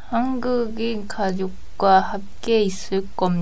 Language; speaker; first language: Korean; non-native, learner; Japanese